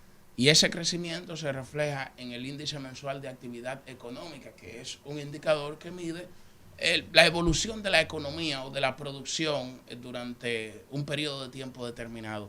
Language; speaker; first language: Spanish; native; Spanish